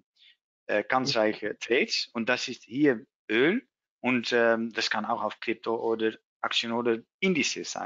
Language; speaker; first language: German; non-native, learner; Dutch